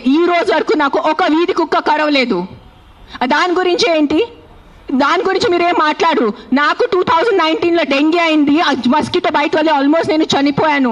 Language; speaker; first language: Telugu; non-native, fluent; Marathi